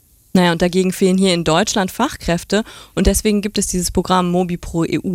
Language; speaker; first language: German; native; German